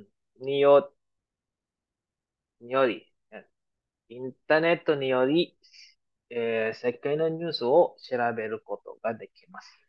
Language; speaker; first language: Japanese; non-native, fluent; Filipino